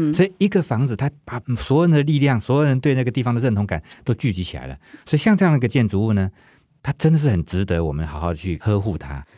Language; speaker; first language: Chinese; non-native, local second language; Hakka Chinese